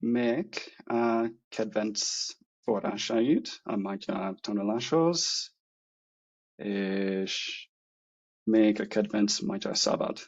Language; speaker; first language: Hungarian; non-native, learner; English